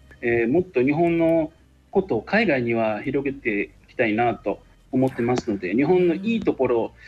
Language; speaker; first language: Japanese; non-native, fluent; Arabic